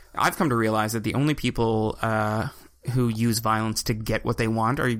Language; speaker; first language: English; native; English